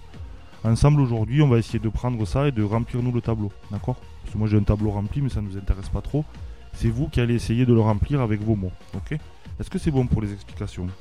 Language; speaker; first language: French; native; French